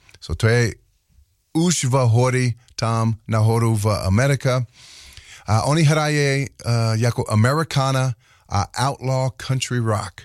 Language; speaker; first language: Czech; non-native, learner; English